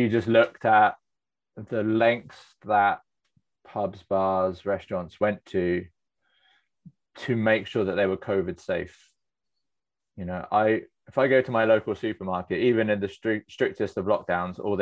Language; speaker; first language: English; native; English